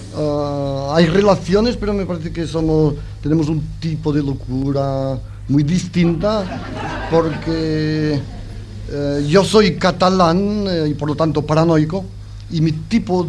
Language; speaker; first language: Spanish; non-native, local second language; Catalan